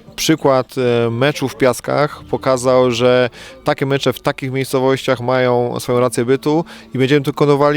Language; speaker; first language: Polish; native; Polish